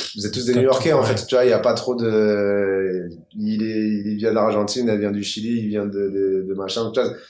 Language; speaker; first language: French; native; French